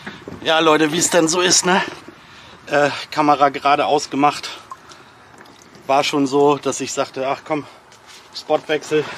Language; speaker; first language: German; native; German